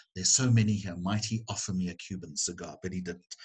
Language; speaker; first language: English; native; English